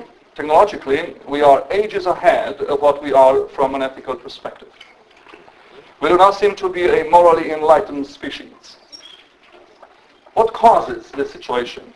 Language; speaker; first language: English; non-native, fluent; Romanian